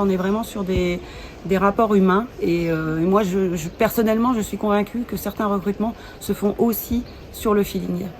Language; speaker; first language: French; native; French